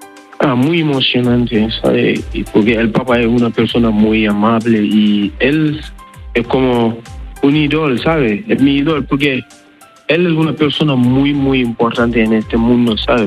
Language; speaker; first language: Spanish; non-native, learner; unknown